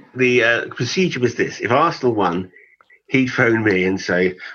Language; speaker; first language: English; native; English